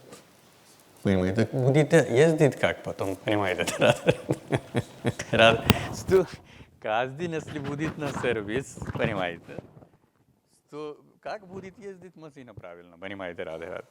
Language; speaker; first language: Russian; non-native, learner; Hindi